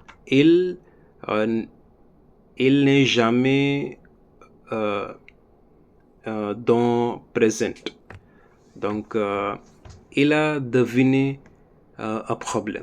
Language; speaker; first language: French; non-native, learner; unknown